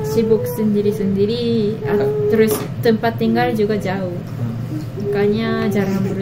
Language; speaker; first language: Indonesian; non-native, learner; Japanese